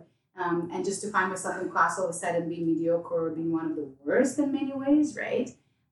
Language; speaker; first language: English; non-native, fluent; Ukrainian